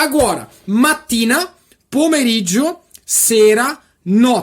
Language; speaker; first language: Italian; non-native, fluent; Portuguese